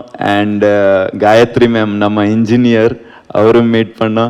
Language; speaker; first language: Tamil; non-native, learner; Kannada